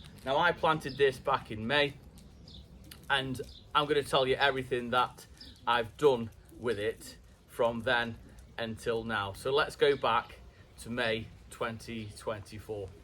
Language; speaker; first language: English; native; English